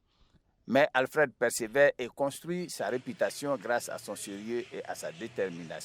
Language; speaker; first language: French; native; French